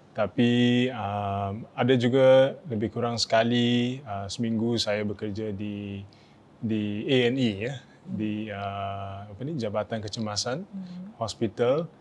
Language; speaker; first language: Malay; native; Malay